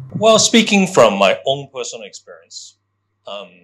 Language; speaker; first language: English; non-native, local second language; Cantonese